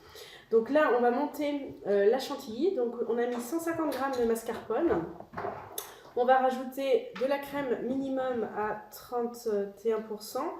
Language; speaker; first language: French; native; French